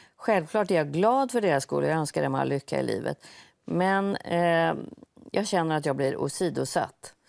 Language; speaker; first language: Swedish; native; Swedish